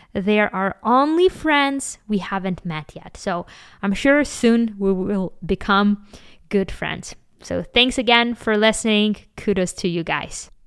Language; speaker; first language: English; non-native, fluent; Ukrainian